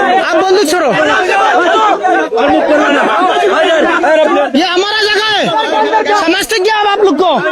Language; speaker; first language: Hindi; non-native, learner; Bangla